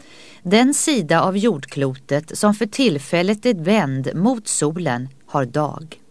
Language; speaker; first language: Swedish; native; Swedish